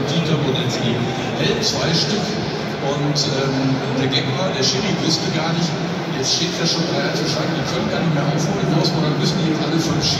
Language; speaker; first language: German; native; German